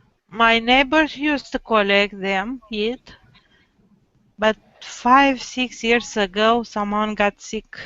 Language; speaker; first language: English; non-native, learner; Romanian